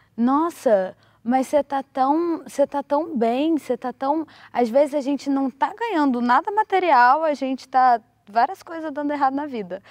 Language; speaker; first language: Portuguese; native; Portuguese